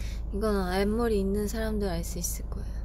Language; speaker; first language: Korean; non-native, fluent; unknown